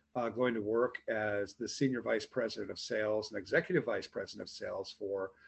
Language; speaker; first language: English; native; English